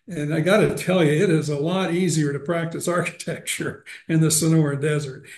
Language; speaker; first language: English; native; English